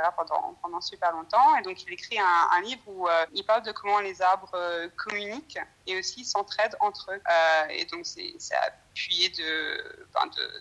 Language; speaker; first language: French; native; French